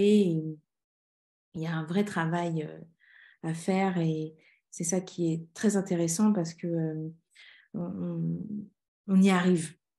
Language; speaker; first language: French; native; French